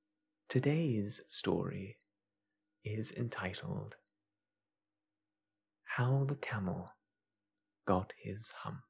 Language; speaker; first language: English; native; English